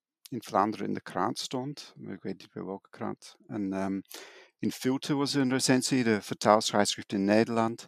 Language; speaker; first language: Dutch; non-native, fluent; English